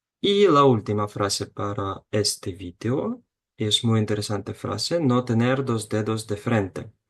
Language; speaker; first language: Spanish; non-native, fluent; Ukrainian